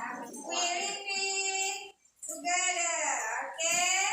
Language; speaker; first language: English; non-native, learner; Indonesian